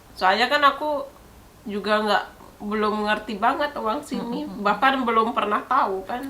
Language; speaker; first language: Indonesian; non-native, local second language; Javanese